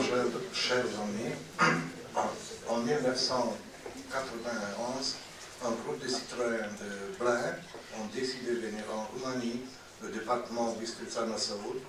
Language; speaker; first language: French; non-native, fluent; Romanian